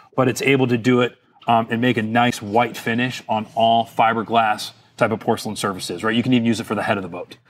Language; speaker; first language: English; native; English